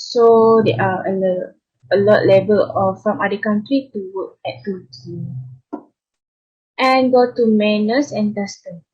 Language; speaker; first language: English; non-native, learner; Malay